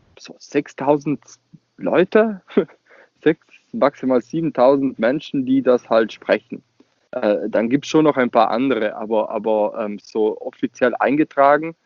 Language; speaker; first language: German; non-native, local second language; Ladin